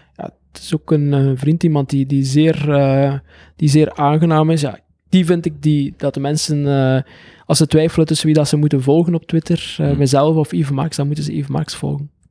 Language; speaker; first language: Dutch; native; Dutch